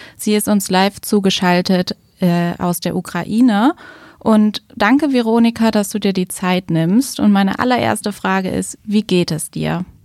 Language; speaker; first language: German; native; German